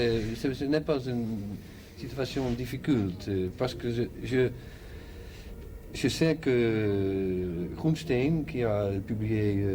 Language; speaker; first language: French; non-native, learner; Dutch